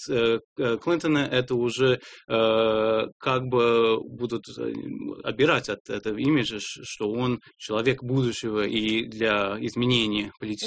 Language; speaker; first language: Russian; non-native, fluent; English